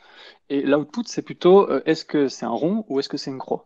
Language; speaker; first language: French; native; French